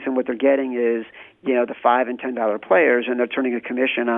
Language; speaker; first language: English; native; English